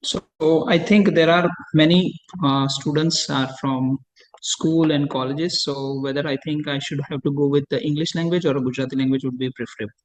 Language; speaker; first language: English; non-native, local second language; Gujarati